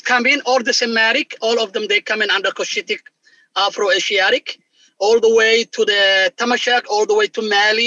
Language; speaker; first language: English; non-native, fluent; Somali